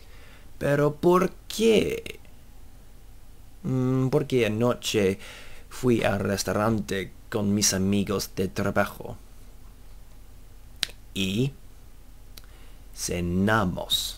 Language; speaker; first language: Spanish; non-native, learner; English